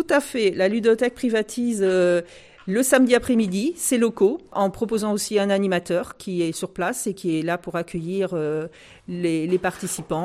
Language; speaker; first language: French; native; French